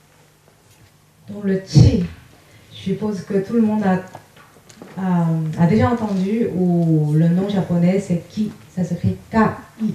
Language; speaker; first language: French; non-native, fluent; Chinese